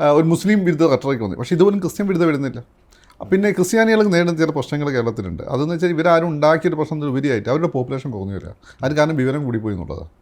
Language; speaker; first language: Malayalam; native; Malayalam